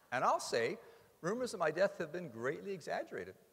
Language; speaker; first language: English; native; English